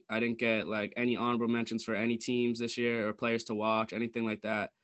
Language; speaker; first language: English; native; English